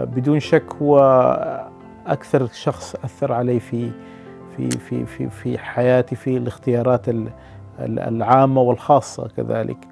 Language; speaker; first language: Arabic; early bilingual, heritage; Arabic